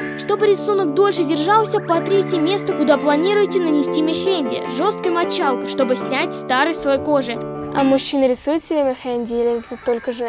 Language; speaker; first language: Russian; native; Russian